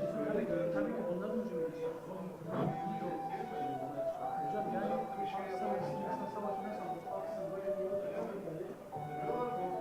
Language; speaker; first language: Turkish; non-native, fluent; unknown